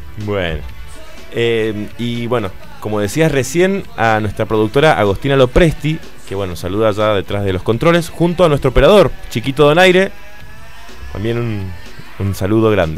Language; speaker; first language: Spanish; native; Spanish